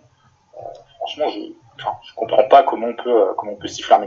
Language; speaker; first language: French; native; French